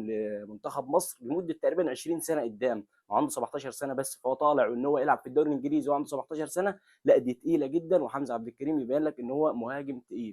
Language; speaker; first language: Arabic; native; Arabic